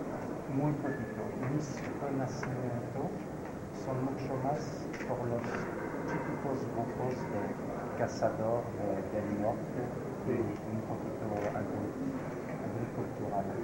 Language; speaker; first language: Spanish; non-native, learner; French